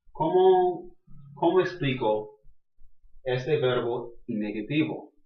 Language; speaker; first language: Spanish; non-native, learner; English